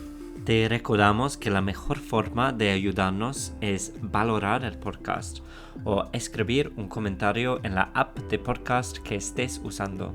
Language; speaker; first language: Spanish; non-native, fluent; English